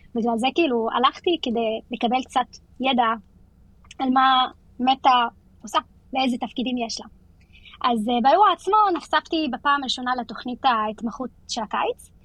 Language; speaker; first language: Hebrew; non-native, local second language; Arabic